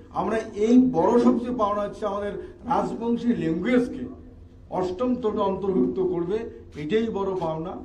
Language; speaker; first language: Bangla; non-native, local second language; Rangpuri